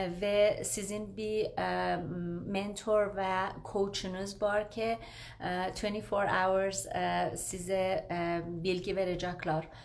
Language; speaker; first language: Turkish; non-native, learner; Persian